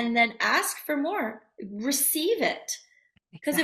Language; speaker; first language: English; native; English